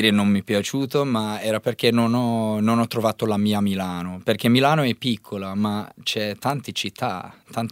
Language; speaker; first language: Italian; non-native, learner; English